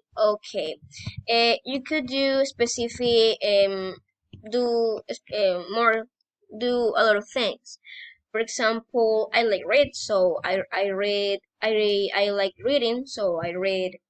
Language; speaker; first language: English; non-native, learner; Spanish